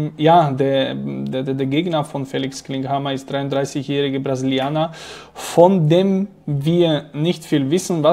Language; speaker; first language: German; non-native, fluent; Slovak